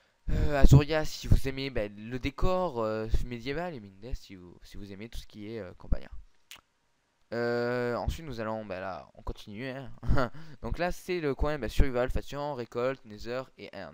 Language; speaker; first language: French; native; French